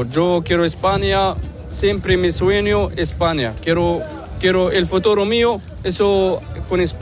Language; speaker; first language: Spanish; non-native, learner; Arabic